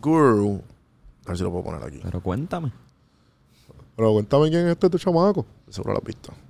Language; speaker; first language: Spanish; native; Spanish